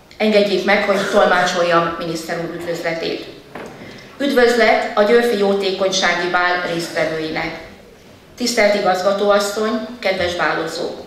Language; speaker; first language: Hungarian; native; Hungarian